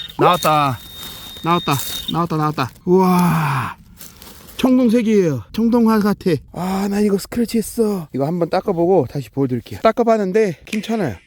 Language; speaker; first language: Korean; non-native, fluent; English